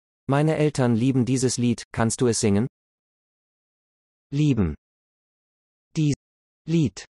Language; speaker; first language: German; non-native, learner; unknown